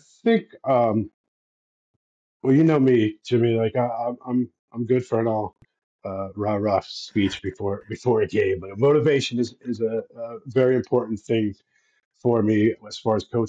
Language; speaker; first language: English; native; English